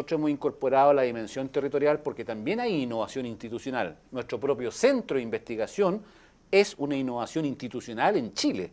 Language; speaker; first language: Spanish; native; Spanish